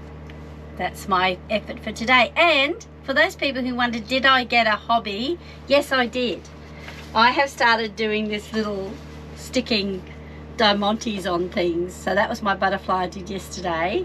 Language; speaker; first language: English; native; English